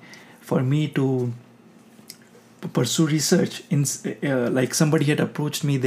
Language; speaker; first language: English; non-native, local second language; Hindi